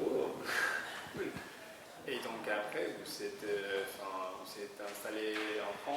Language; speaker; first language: French; non-native, fluent; Spanish